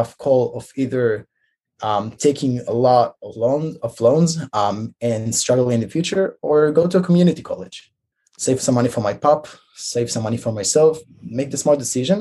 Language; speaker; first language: English; non-native, fluent; Hebrew